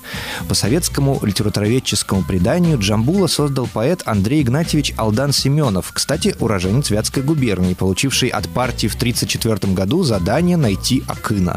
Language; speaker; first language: Russian; native; Russian